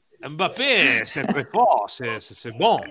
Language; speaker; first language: Italian; native; Italian